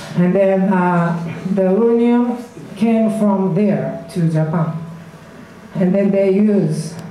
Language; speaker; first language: English; non-native, learner; Japanese